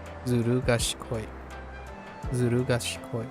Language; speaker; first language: Japanese; non-native, learner; English